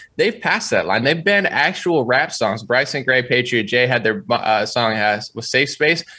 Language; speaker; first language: English; native; English